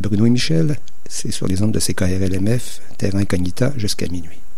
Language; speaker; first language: French; native; French